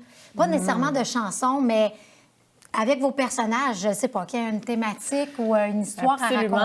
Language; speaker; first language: French; native; French